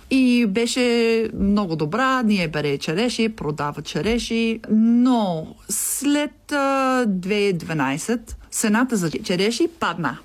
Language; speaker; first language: Bulgarian; non-native, learner; English